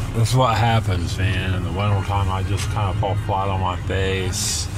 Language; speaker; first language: English; native; English